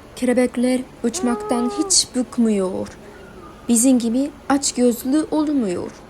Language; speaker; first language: Turkish; non-native, learner; Japanese